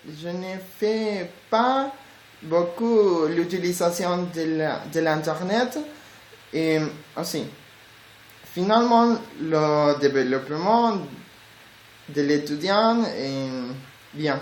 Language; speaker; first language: French; non-native, learner; Spanish